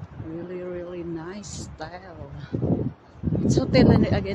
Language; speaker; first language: English; non-native, local second language; Filipino